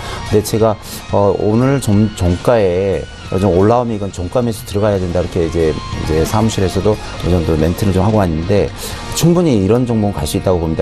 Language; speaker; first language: Korean; native; Korean